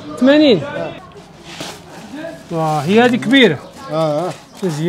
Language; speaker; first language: Arabic; non-native, learner; Korean